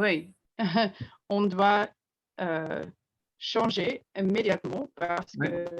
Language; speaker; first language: French; non-native, learner; English